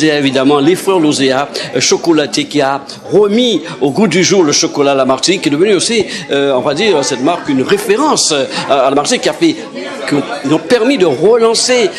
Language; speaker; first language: French; native; French